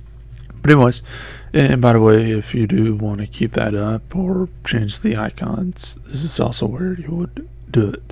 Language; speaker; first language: English; native; English